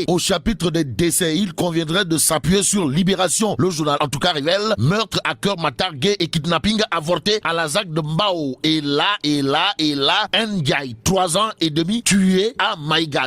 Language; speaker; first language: French; non-native, local second language; Wolof